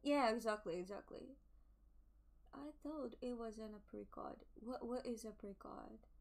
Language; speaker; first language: English; non-native, learner; Japanese